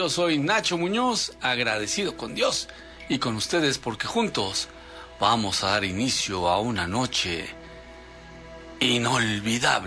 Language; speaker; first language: Spanish; native; Spanish